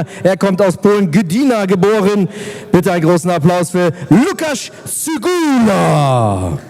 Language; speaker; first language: German; native; German